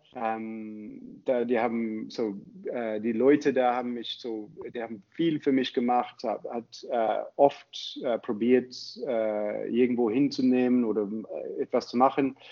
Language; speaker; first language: German; non-native, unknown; English